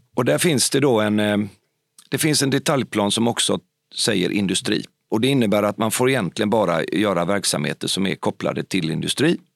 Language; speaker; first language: Swedish; native; Swedish